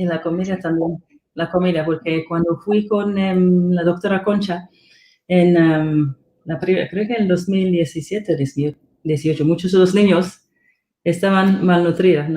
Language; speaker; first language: Spanish; non-native, fluent; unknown